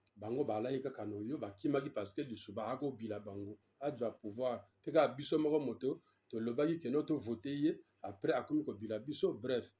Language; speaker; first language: Lingala; non-native, local second language; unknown